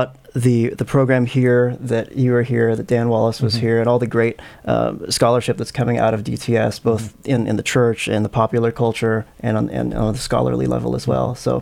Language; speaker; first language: English; non-native, local second language; Filipino